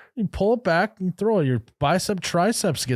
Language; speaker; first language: English; native; English